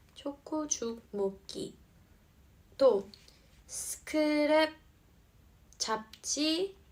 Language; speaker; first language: Korean; non-native, fluent; Vietnamese